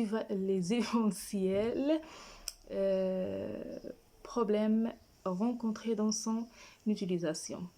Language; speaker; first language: French; non-native, fluent; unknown